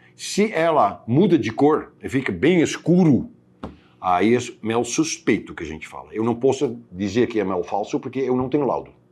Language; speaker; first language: Portuguese; non-native, fluent; Dutch